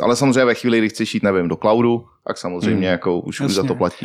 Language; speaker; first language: Czech; native; Czech